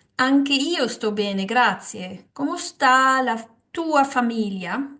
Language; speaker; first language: Italian; non-native, learner; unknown